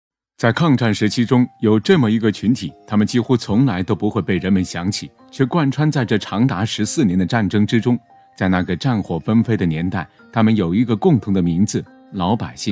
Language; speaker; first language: Chinese; native; Chinese